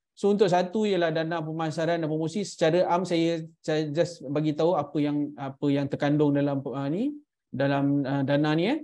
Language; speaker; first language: Malay; native; Malay